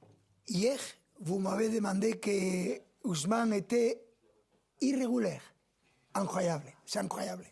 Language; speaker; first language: French; non-native, fluent; Spanish